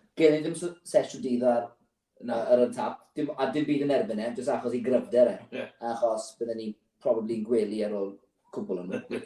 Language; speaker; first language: Welsh; native; Welsh